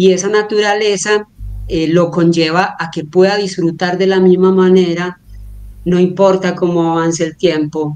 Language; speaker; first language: Spanish; native; Spanish